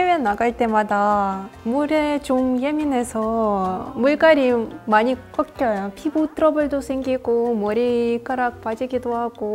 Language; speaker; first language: Korean; non-native, fluent; Ukrainian